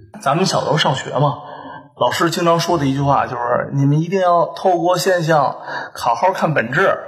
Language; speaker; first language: Chinese; native; Chinese